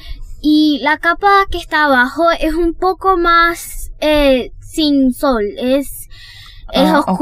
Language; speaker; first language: Spanish; early bilingual, heritage; Spanish